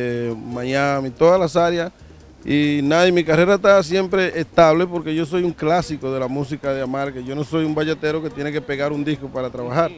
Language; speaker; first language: Spanish; native; Spanish